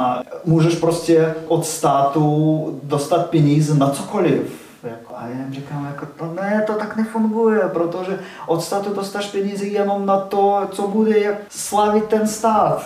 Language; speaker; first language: Czech; non-native, learner; Russian